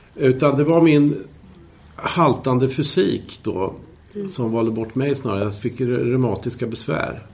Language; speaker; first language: Swedish; native; Swedish